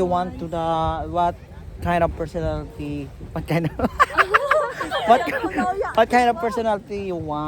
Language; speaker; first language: English; non-native, local second language; Hiligaynon